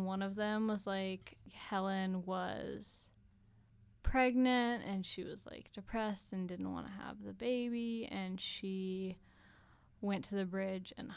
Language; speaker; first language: English; native; English